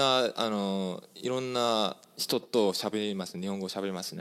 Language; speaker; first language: Japanese; non-native, fluent; English